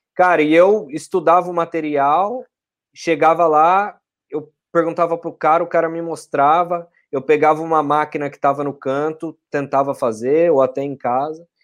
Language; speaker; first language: Portuguese; native; Portuguese